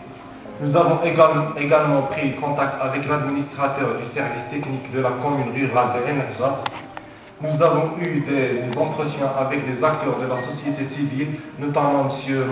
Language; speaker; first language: French; non-native, local second language; Arabic